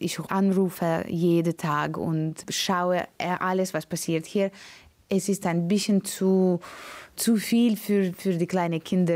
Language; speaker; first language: German; non-native, learner; Latvian